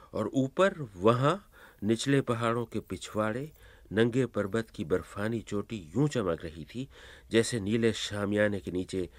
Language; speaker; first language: Urdu; native; Urdu